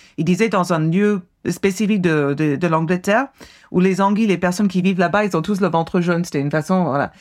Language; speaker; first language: French; non-native, fluent; English